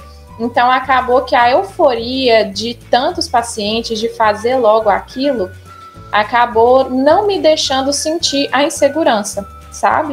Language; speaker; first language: Portuguese; native; Portuguese